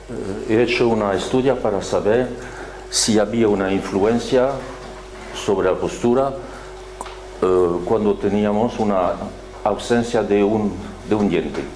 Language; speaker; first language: Spanish; non-native, fluent; French